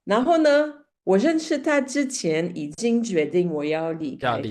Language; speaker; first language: Chinese; non-native, fluent; French